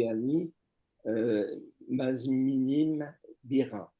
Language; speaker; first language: Hebrew; non-native, learner; French